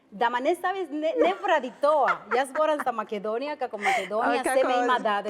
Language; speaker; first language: Macedonian; non-native, fluent; Spanish